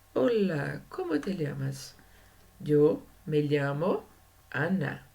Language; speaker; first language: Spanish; non-native, learner; Portuguese